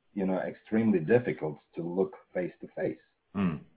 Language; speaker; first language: English; non-native, fluent; Russian